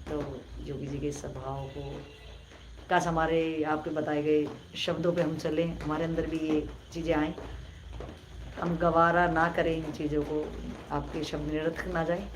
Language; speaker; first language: Hindi; native; Hindi